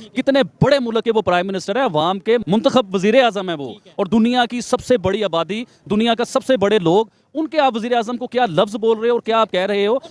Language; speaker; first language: Urdu; non-native, local second language; Punjabi